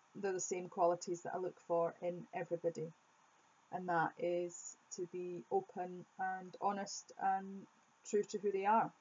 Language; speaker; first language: English; native; English